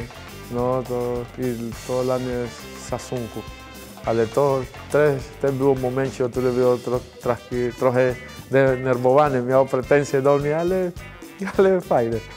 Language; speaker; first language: Polish; non-native, fluent; Spanish